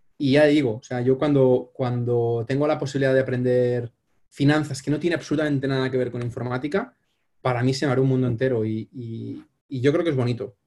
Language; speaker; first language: Spanish; non-native, local second language; Catalan